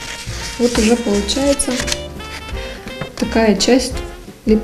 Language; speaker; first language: Russian; native; Russian